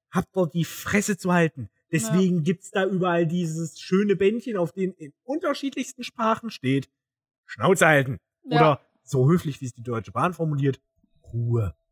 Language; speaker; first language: German; native; German